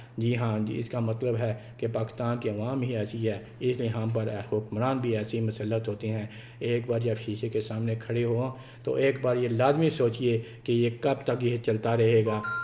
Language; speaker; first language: Urdu; non-native, local second language; Punjabi